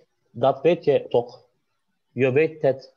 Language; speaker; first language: Dutch; non-native, learner; Turkish